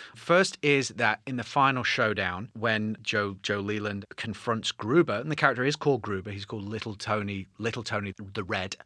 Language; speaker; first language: English; native; English